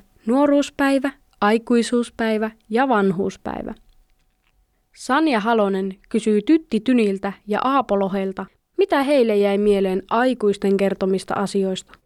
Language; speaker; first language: Finnish; native; Finnish